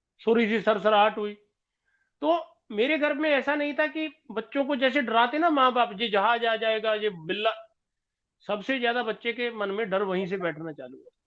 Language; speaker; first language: Hindi; non-native, local second language; Punjabi